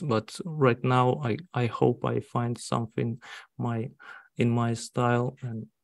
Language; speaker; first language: English; non-native, learner; Russian